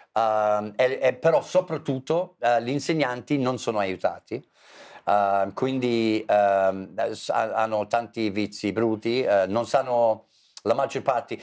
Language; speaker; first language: Italian; non-native, fluent; English